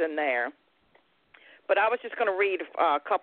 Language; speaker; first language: English; native; English